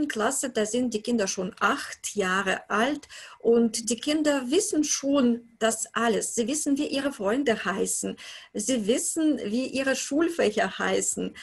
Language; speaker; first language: German; non-native, fluent; Russian